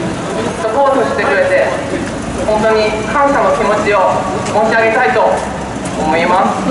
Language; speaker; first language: Japanese; non-native, learner; Chinese